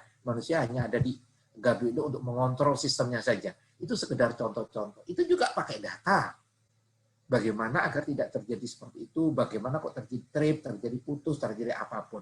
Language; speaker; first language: Indonesian; non-native, local second language; Javanese